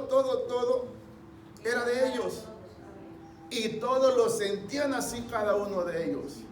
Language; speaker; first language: Spanish; native; Spanish